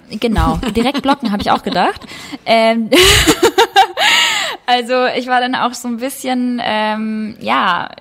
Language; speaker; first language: German; early bilingual, other home language; Albanian